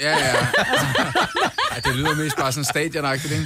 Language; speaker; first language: Danish; native; Danish